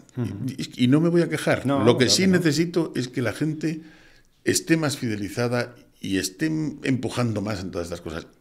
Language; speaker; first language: Spanish; native; Spanish